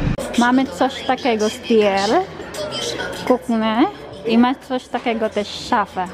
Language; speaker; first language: Polish; non-native, learner; Filipino